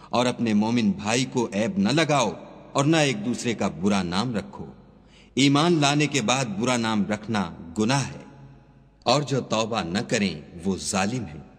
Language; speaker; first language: Urdu; native; Urdu